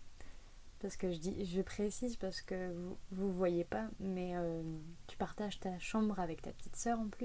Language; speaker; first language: French; native; French